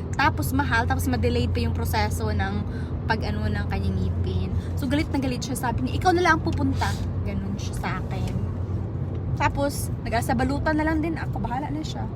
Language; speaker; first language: Filipino; non-native, local second language; Cebuano